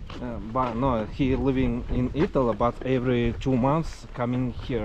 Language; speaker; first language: English; non-native, learner; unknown